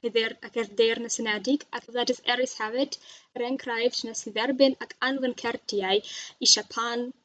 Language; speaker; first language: Welsh; non-native, learner; Russian